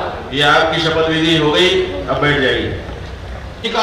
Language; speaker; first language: Hindi; native; Hindi